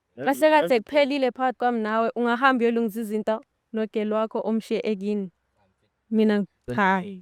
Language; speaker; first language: Zulu; non-native, local second language; Northern Sotho